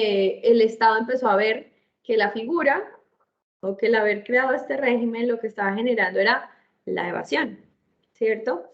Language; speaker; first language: Spanish; native; Spanish